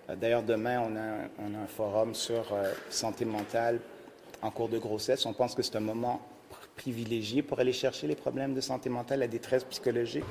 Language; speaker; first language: French; non-native, fluent; Spanish